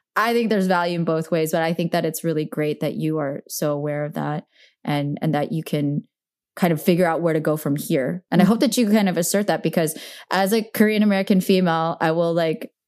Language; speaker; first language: English; native; English